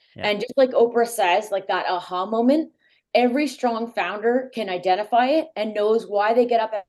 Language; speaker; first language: English; native; English